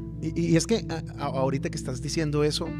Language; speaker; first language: Spanish; native; Spanish